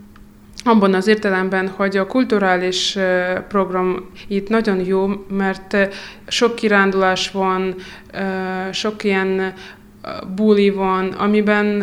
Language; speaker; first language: Hungarian; non-native, fluent; Russian